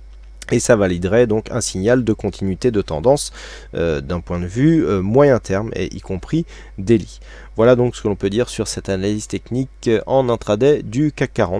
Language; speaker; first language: French; native; French